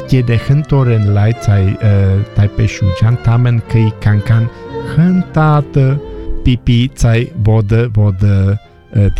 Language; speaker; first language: Chinese; non-native, learner; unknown